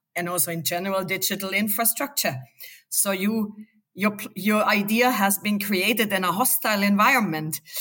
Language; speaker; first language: English; non-native, fluent; German